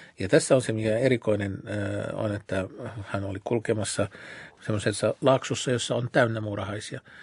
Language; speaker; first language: Finnish; non-native, fluent; Arabic